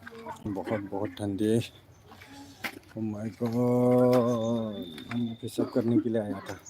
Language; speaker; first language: Hindi; non-native, local second language; Bodo